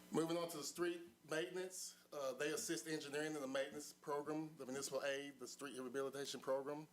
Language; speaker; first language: English; native; English